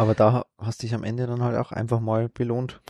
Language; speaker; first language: German; native; German